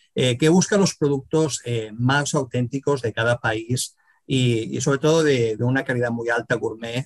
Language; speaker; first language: Spanish; native; Spanish